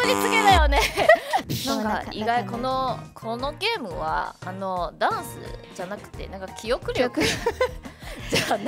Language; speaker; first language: Japanese; non-native, fluent; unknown